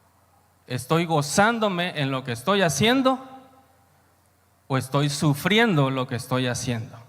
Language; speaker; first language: Spanish; native; Spanish